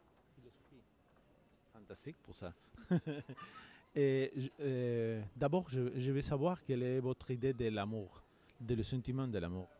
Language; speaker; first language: French; non-native, learner; Spanish